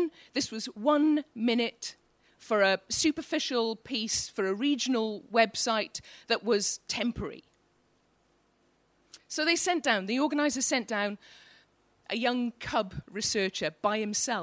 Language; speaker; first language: English; native; English